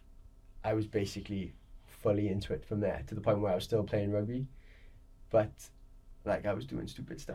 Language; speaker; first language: English; native; English